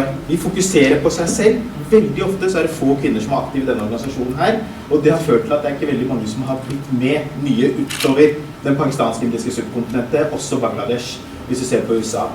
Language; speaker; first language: Norwegian; early bilingual, other home language; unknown